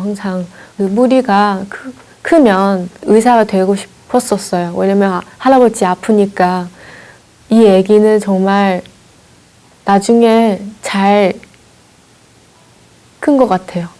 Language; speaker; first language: Korean; non-native, fluent; Chinese